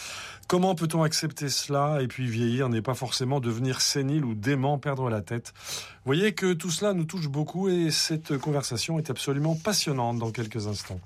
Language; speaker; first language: French; native; French